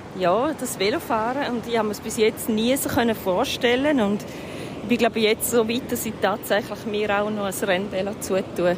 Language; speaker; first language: German; native; German